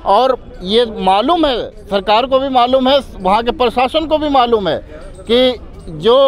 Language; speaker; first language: Hindi; native; Hindi